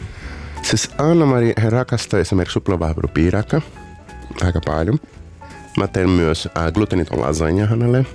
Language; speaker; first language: Finnish; non-native, fluent; Portuguese